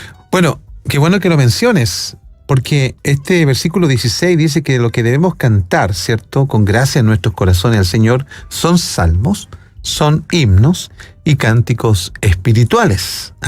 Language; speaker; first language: Spanish; native; Spanish